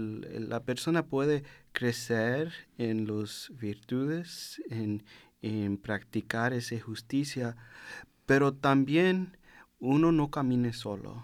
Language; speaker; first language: Spanish; non-native, learner; English